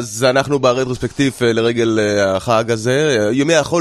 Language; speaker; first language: Hebrew; native; Hebrew